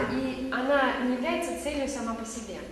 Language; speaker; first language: Russian; native; Russian